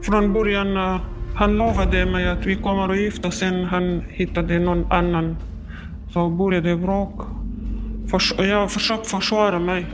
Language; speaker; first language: Swedish; non-native, learner; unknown